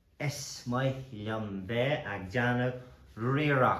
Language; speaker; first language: Irish; non-native, local second language; English